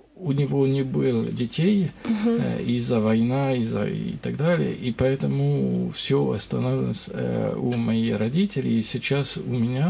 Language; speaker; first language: Russian; non-native, learner; French